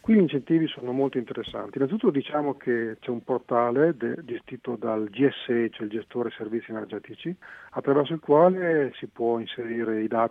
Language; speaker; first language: Italian; native; Italian